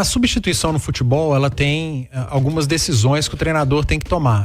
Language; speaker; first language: Portuguese; native; Portuguese